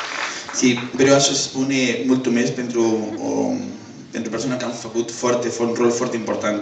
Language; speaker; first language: Romanian; non-native, learner; Spanish